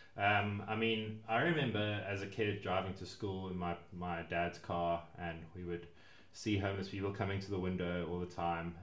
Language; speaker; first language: English; native; English